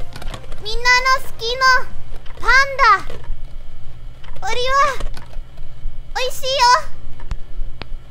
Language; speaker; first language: Japanese; non-native, learner; Indonesian